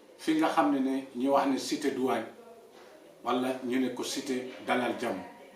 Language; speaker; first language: Wolof; non-native, local second language; Fula